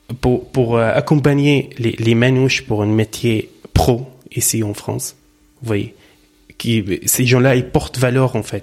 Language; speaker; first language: French; non-native, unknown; Arabic